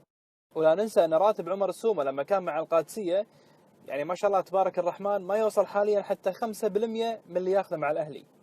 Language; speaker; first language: Arabic; native; Arabic